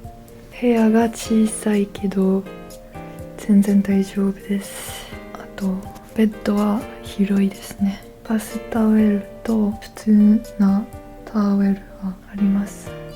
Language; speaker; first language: Japanese; non-native, learner; French